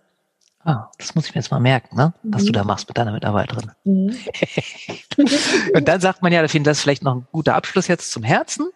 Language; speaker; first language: German; native; German